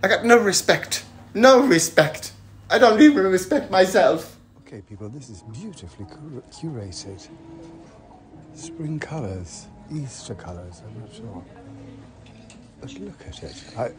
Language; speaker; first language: English; non-native, fluent; Swedish